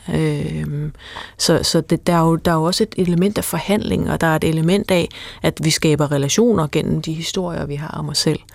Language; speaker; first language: Danish; native; Danish